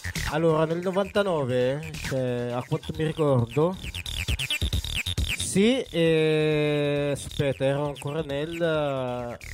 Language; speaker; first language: Italian; non-native, fluent; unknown